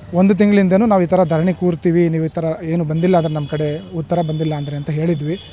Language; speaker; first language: Kannada; native; Kannada